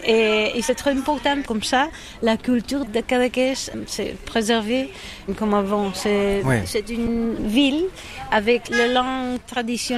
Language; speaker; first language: French; non-native, learner; Catalan